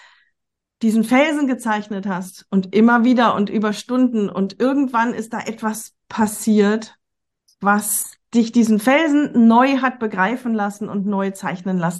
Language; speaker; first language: German; native; German